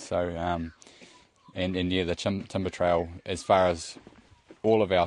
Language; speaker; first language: English; native; English